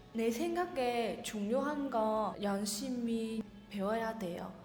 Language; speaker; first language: Korean; non-native, learner; Vietnamese